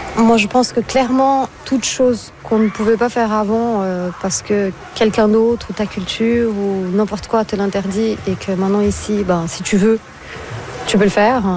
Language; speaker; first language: French; non-native, fluent; Portuguese